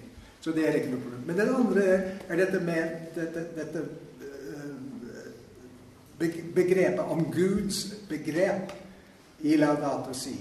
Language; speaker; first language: Norwegian; non-native, fluent; English